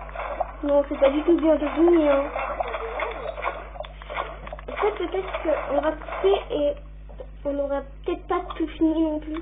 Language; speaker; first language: French; native; French